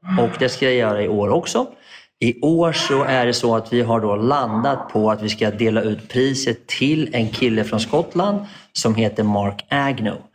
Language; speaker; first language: Swedish; native; Swedish